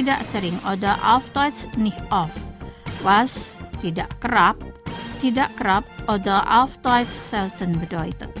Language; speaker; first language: German; non-native, fluent; Indonesian